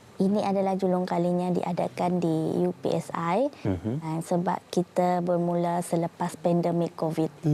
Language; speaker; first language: Malay; non-native, local second language; Iban